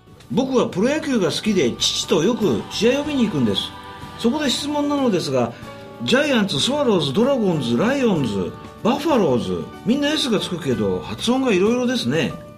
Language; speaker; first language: Japanese; native; Japanese